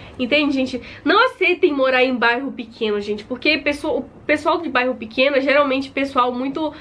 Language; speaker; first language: Portuguese; native; Portuguese